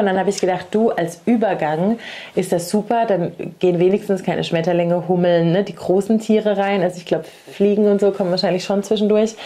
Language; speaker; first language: German; native; German